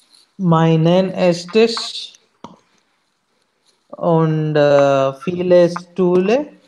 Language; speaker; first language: German; non-native, learner; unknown